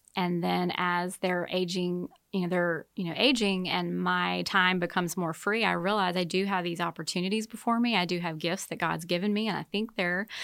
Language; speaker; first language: English; native; English